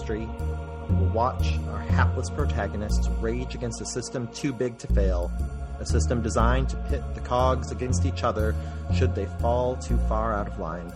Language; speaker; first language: English; native; English